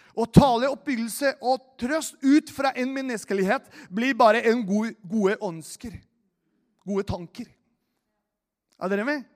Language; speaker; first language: Norwegian; non-native, fluent; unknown